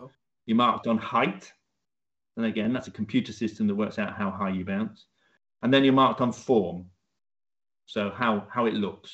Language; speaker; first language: English; native; English